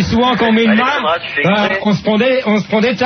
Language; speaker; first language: French; native; French